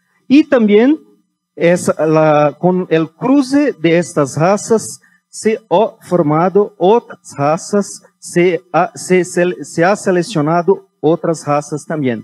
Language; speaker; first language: Spanish; non-native, fluent; Portuguese